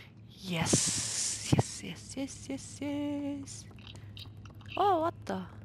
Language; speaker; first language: English; non-native, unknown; Japanese